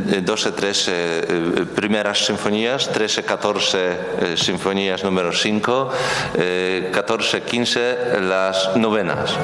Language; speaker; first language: Spanish; non-native, learner; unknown